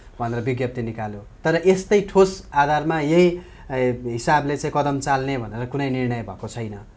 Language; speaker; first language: Nepali; native; Nepali